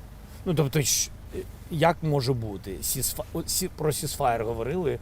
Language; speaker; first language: Ukrainian; non-native, local second language; Russian